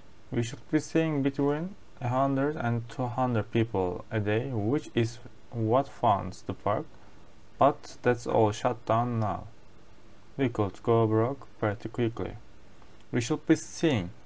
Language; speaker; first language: English; non-native, fluent; Turkish